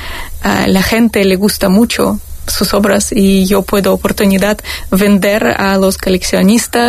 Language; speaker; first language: Spanish; non-native, fluent; Russian